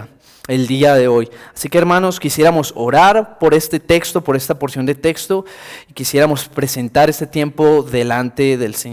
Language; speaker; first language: Spanish; native; Spanish